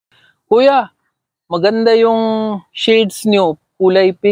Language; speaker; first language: Filipino; non-native, learner; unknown